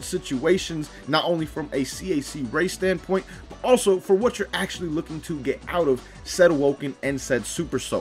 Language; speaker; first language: English; native; English